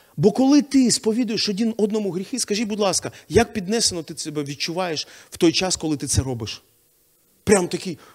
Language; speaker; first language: Ukrainian; non-native, local second language; Russian